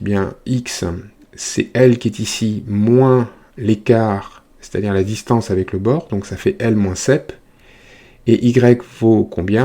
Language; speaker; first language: French; native; French